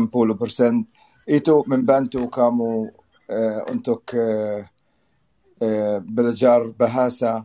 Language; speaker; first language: Indonesian; non-native, learner; Arabic